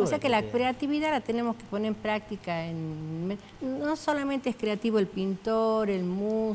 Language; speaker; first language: Spanish; native; Spanish